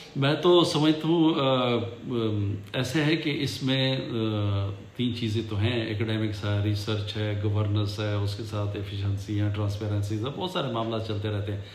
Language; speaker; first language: Urdu; non-native, local second language; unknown